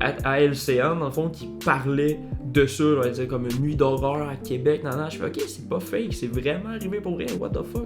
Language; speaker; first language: French; native; French